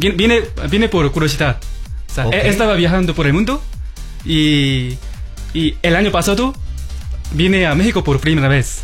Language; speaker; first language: Spanish; non-native, learner; Korean